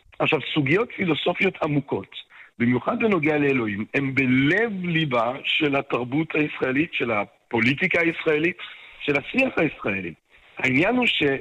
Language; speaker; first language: Hebrew; non-native, fluent; French